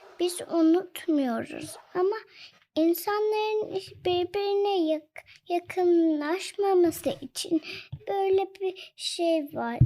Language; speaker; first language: Turkish; early bilingual, heritage; Turkish